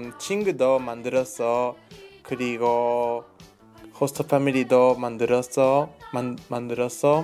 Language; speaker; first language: Korean; non-native, learner; Spanish